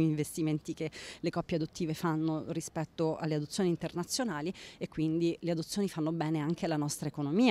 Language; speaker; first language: Italian; native; Italian